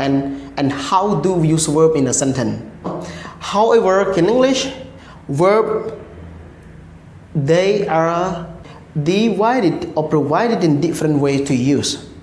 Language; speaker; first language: English; non-native, learner; Khmer